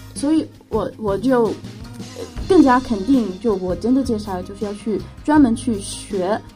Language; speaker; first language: Chinese; non-native, fluent; Arabic